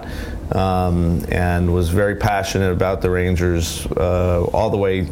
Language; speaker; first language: English; native; English